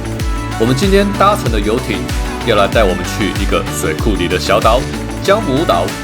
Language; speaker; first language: Chinese; native; Chinese